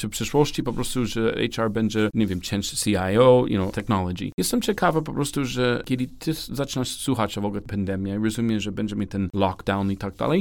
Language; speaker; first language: Polish; non-native, learner; English